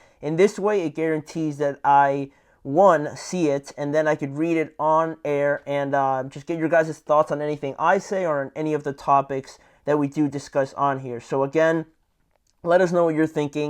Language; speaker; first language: English; native; English